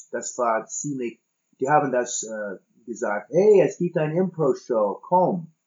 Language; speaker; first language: German; non-native, fluent; English